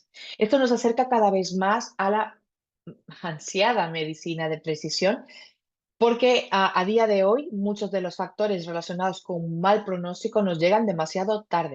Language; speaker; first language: Spanish; native; Spanish